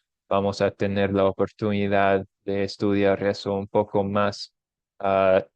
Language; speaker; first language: Spanish; non-native, fluent; English